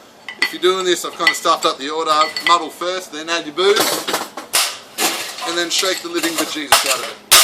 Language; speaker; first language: English; native; English